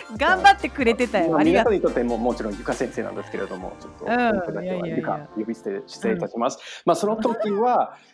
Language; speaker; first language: Japanese; non-native, fluent; English